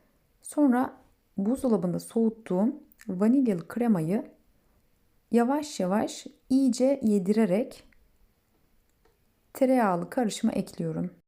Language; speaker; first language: Turkish; native; Turkish